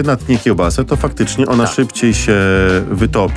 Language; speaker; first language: Polish; native; Polish